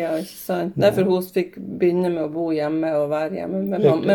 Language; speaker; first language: Norwegian; native; Norwegian